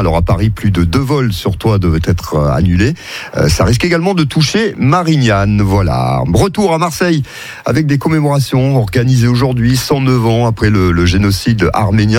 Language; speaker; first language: French; native; French